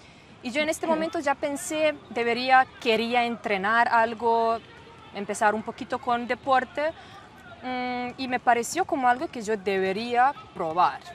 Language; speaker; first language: Spanish; non-native, fluent; Serbian